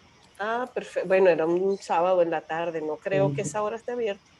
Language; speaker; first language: Spanish; native; Spanish